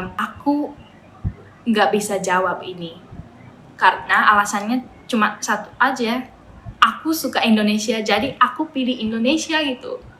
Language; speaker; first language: Indonesian; non-native, fluent; Japanese